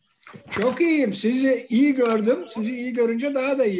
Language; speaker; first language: Turkish; native; Turkish